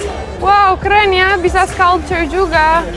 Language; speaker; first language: Indonesian; non-native, fluent; Romanian